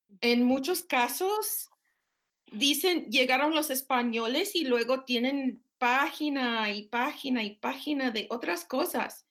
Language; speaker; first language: Spanish; non-native, fluent; English